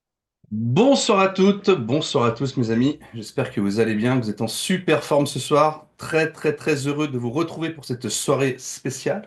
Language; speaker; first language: French; native; French